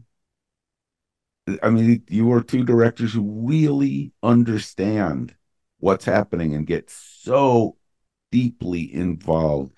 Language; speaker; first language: English; native; English